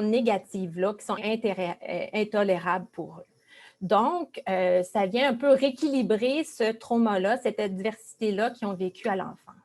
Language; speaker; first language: French; native; French